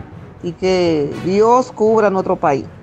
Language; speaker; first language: Spanish; native; Spanish